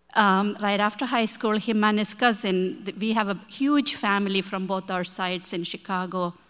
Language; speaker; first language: English; non-native, local second language; Malayalam